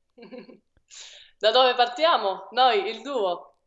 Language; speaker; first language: Italian; native; Italian